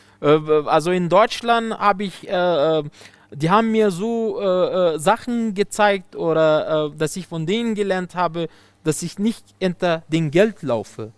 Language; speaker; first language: German; non-native, fluent; Persian